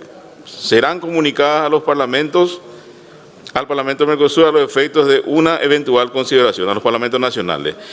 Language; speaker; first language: Spanish; native; Spanish